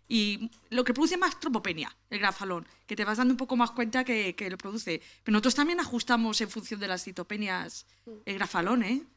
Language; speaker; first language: Spanish; native; Spanish